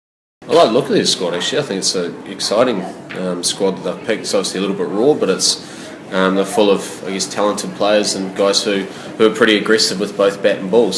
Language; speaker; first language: English; native; English